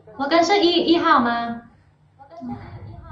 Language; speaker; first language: Chinese; non-native, fluent; Thai